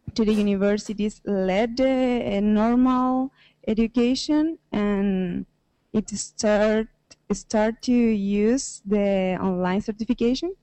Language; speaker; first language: English; non-native, learner; Spanish